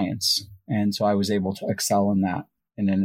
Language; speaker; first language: English; native; English